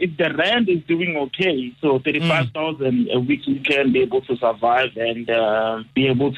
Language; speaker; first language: English; non-native, local second language; Tsonga